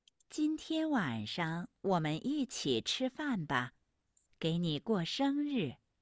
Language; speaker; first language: Chinese; non-native, learner; Vietnamese